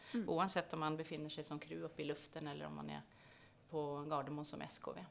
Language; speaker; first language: Swedish; native; Swedish